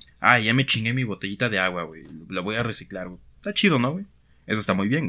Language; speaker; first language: Spanish; native; Spanish